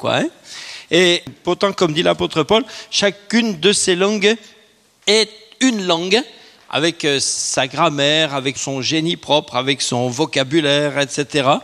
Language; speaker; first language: French; native; French